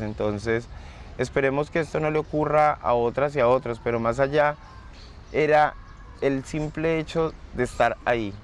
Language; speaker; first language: Spanish; native; Spanish